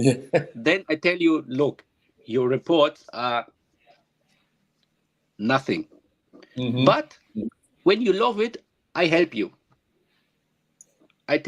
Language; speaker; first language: English; non-native, learner; German